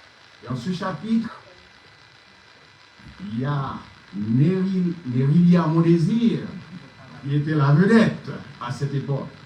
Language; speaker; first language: French; non-native, local second language; Haitian Creole